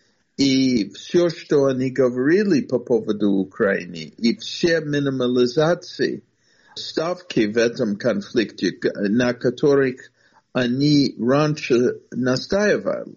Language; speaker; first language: Russian; non-native, fluent; English